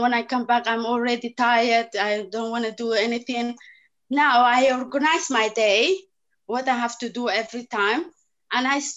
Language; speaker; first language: English; non-native, learner; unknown